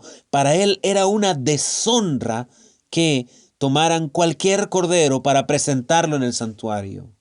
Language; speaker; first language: Spanish; native; Spanish